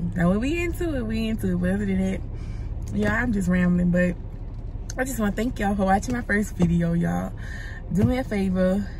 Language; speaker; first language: English; native; English